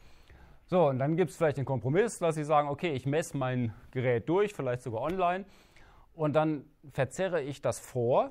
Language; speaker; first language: German; native; German